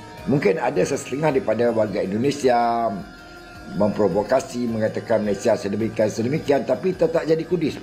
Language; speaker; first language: Malay; native; Malay